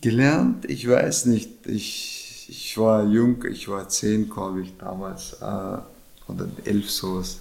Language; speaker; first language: German; non-native, fluent; Chechen